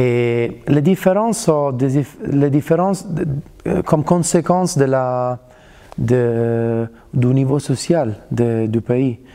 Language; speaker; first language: French; non-native, fluent; Italian